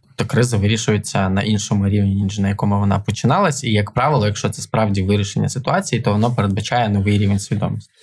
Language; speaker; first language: Ukrainian; native; Ukrainian